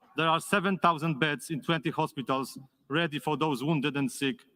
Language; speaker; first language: English; non-native, fluent; Polish